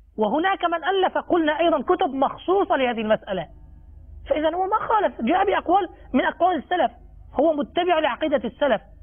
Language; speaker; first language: Arabic; non-native, fluent; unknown